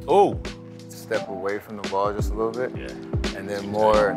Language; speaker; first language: English; native; English